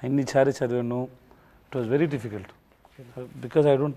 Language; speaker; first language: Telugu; non-native, learner; Tamil